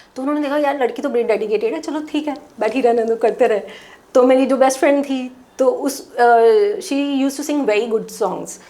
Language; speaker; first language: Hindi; non-native, local second language; Punjabi